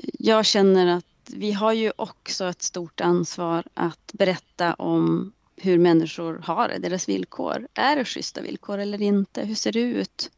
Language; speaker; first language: Swedish; native; Swedish